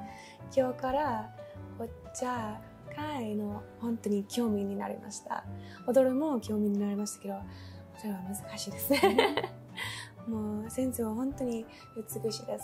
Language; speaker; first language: Japanese; non-native, learner; English